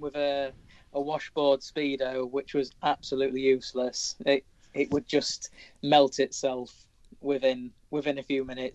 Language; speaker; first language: English; native; English